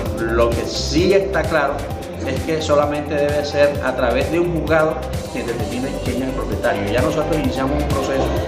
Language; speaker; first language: Spanish; native; Spanish